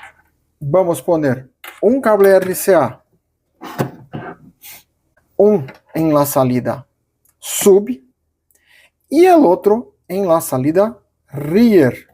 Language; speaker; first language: Spanish; non-native, fluent; Portuguese